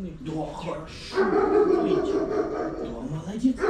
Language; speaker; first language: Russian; non-native, local second language; Ukrainian